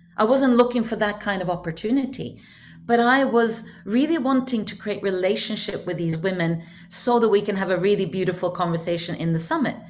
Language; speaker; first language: English; non-native, fluent; Norwegian